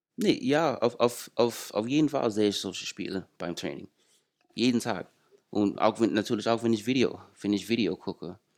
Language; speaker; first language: German; non-native, fluent; English